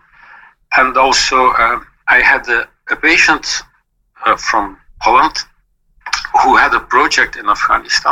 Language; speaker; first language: English; non-native, fluent; Dutch